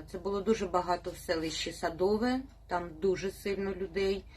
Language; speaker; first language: Ukrainian; non-native, fluent; Russian